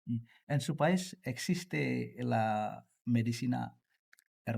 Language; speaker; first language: Spanish; non-native, learner; Indonesian